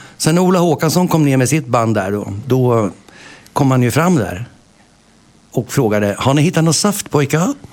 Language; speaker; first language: Swedish; native; Swedish